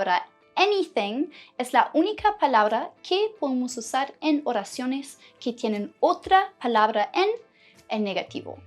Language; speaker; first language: Spanish; non-native, fluent; English